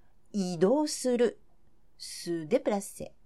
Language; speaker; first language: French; non-native, fluent; Japanese